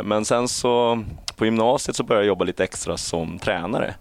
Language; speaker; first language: Swedish; early bilingual, other home language; Chinese